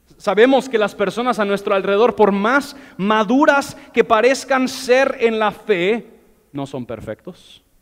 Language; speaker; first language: Spanish; non-native, fluent; English